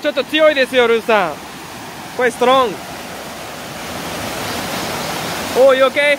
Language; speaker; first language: Japanese; native; Japanese